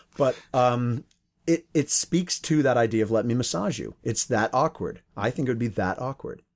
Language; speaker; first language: English; native; English